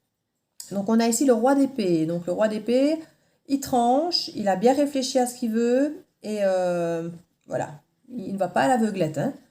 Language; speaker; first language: French; native; French